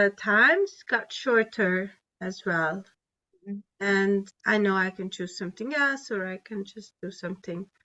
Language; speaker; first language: English; non-native, fluent; Hungarian